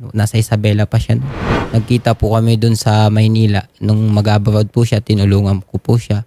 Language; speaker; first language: Filipino; native; Filipino